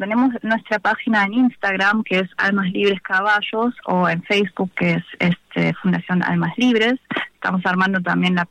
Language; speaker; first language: Spanish; non-native, fluent; German